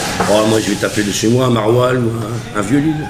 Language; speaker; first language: French; native; French